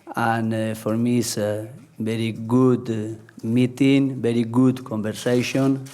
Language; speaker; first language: English; non-native, learner; Spanish